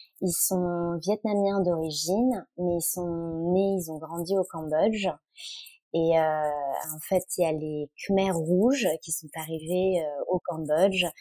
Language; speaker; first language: French; early bilingual, other home language; Vietnamese